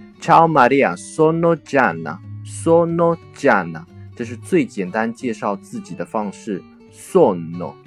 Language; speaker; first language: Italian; non-native, fluent; Chinese